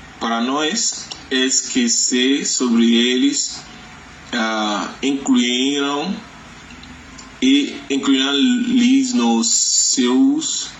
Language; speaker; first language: Portuguese; non-native, learner; Yoruba